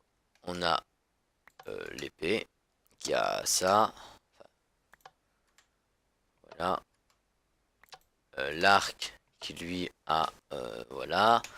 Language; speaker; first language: French; native; French